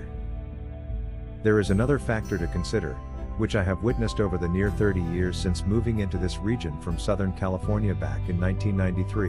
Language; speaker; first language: English; native; English